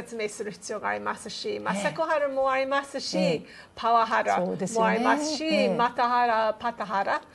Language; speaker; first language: Japanese; non-native, fluent; English